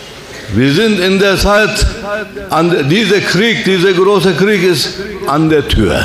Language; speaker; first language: German; non-native, fluent; Turkish